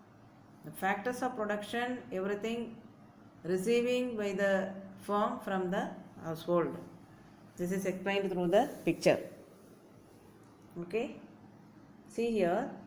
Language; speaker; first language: English; non-native, local second language; Tamil